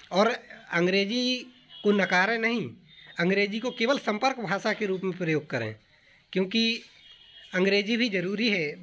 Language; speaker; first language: Hindi; native; Hindi